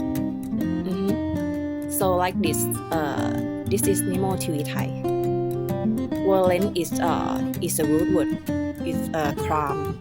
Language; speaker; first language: English; non-native, learner; Thai